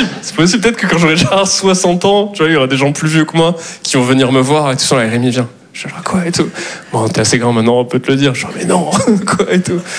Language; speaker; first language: French; native; French